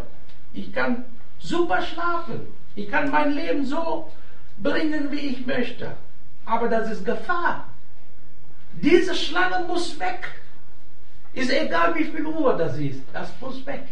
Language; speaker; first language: German; non-native, fluent; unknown